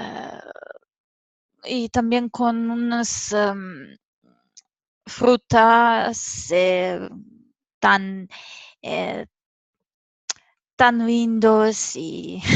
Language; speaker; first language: Spanish; non-native, fluent; Serbian